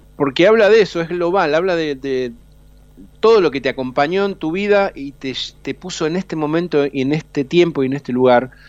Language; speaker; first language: Spanish; native; Spanish